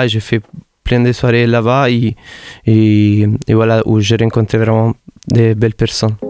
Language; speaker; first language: French; non-native, fluent; Italian